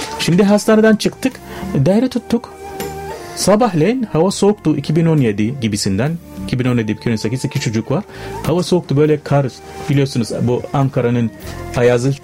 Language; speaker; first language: Turkish; non-native, fluent; Arabic